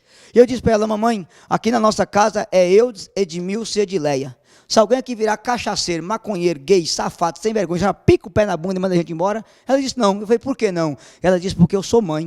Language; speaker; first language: Portuguese; native; Portuguese